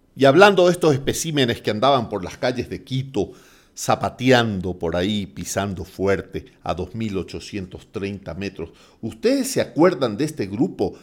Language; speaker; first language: Spanish; native; Spanish